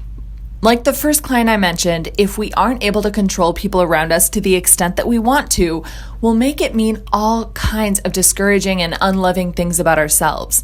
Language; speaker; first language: English; native; English